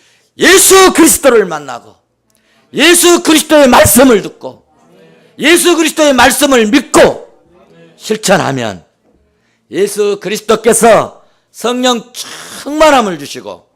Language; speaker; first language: Korean; native; Korean